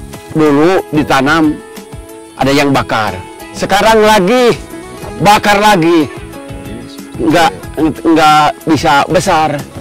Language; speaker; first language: Indonesian; non-native, local second language; Sundanese